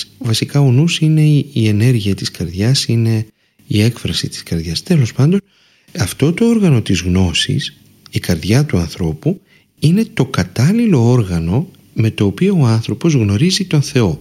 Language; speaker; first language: Greek; native; Greek